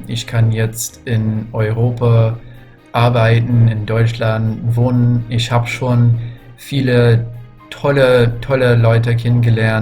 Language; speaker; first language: German; non-native, fluent; English